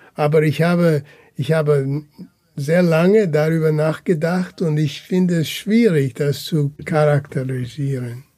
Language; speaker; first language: German; early bilingual, heritage; German